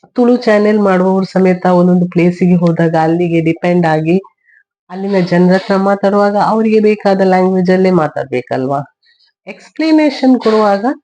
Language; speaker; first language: Kannada; non-native, local second language; Tulu